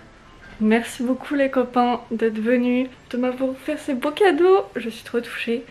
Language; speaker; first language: French; native; French